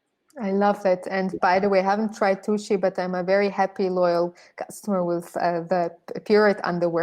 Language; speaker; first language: English; non-native, fluent; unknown